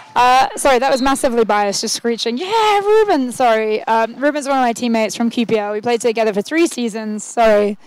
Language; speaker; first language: English; native; English